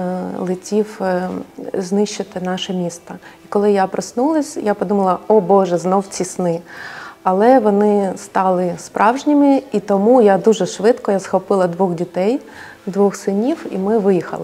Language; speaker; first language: Ukrainian; non-native, local second language; Russian